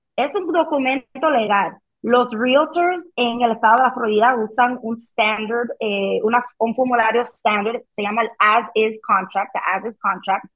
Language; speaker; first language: Spanish; early bilingual, heritage; Spanish